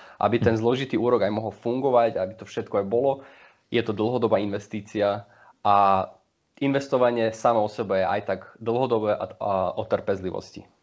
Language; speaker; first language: Slovak; early bilingual, heritage; Slovak